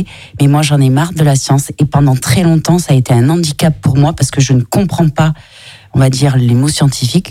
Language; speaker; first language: French; native; French